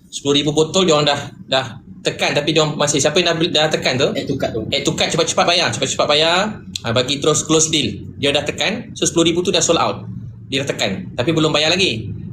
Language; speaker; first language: Malay; native; Malay